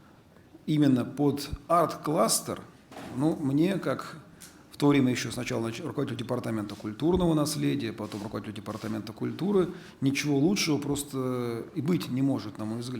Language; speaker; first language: Russian; native; Russian